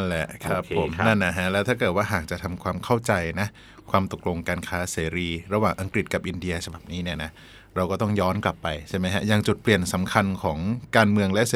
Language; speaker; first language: Thai; native; Thai